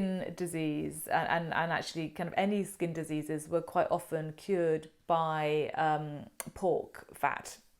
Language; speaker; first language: English; native; English